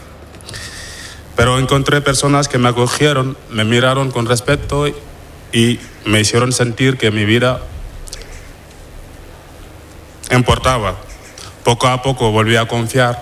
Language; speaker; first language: Spanish; non-native, fluent; Wolof